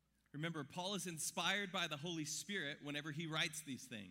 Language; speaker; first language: English; native; English